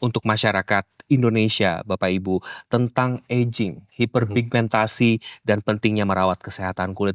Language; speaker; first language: Indonesian; native; Indonesian